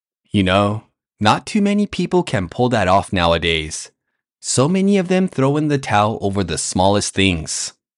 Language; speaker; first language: English; native; English